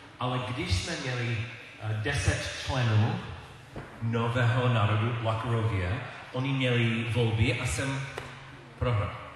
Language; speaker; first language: Czech; non-native, learner; English